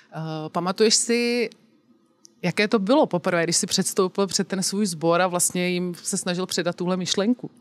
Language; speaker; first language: Czech; native; Czech